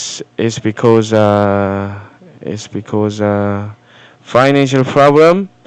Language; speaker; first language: English; non-native, fluent; Korean